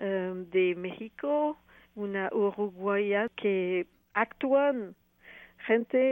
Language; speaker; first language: Spanish; non-native, fluent; French